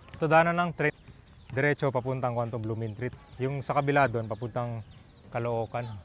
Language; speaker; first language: Filipino; native; Filipino